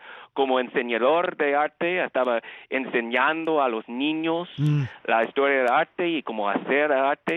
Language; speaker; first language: Spanish; early bilingual, heritage; Spanish